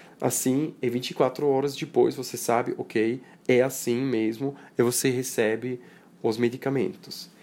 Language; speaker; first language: Portuguese; non-native, fluent; Swiss German